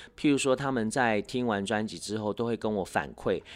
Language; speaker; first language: Chinese; non-native, local second language; Hakka Chinese